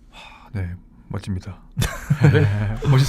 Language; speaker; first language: Korean; native; Korean